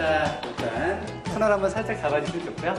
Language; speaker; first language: Korean; native; Korean